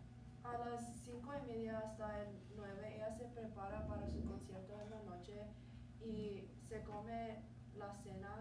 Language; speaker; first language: Spanish; non-native, learner; English